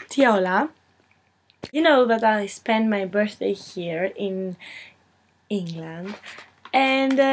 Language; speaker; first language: English; non-native, fluent; Greek